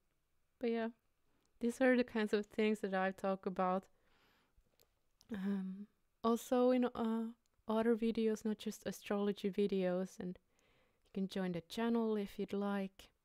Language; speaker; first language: English; non-native, fluent; Finnish